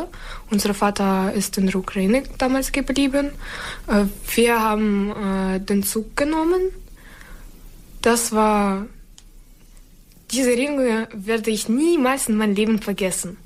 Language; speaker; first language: German; non-native, fluent; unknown